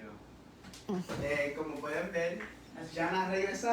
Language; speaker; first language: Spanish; early bilingual, heritage; Spanish